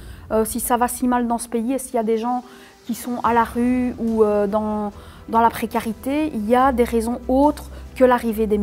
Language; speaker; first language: French; native; French